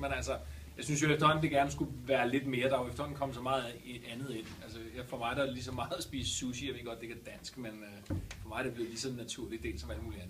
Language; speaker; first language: Danish; native; Danish